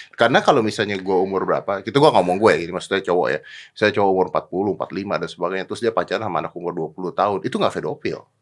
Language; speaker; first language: Indonesian; native; Indonesian